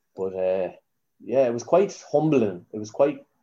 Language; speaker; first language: English; native; English